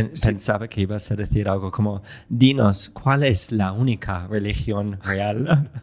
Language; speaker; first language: Spanish; non-native, fluent; English